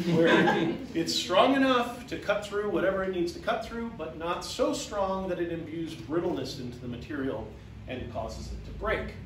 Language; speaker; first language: English; native; English